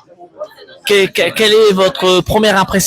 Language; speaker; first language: French; native; French